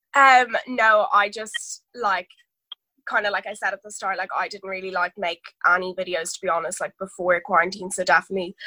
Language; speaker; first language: English; native; English